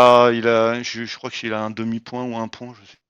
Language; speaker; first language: French; native; French